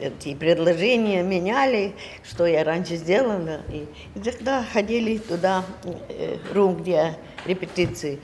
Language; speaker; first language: Russian; non-native, learner; Estonian